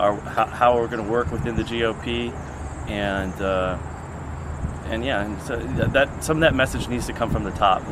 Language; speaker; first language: English; native; English